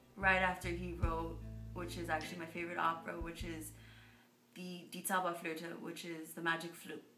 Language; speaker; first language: English; native; English